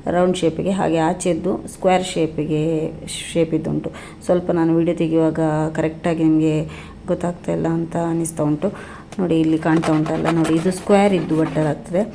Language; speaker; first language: Kannada; non-native, local second language; Tulu